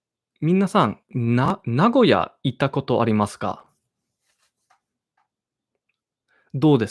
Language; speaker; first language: Japanese; non-native, learner; English